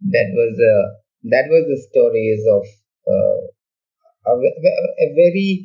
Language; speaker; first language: English; non-native, local second language; Manipuri